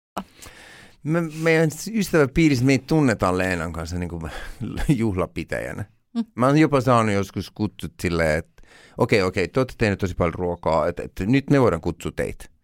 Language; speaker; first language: Finnish; early bilingual, other home language; Persian